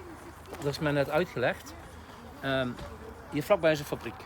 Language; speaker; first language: Dutch; native; Dutch